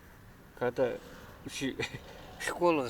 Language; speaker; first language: Russian; non-native, local second language; Kara-Kalpak